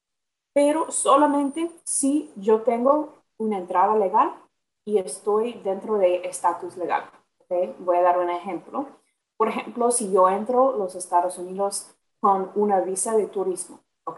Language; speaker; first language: Spanish; non-native, fluent; English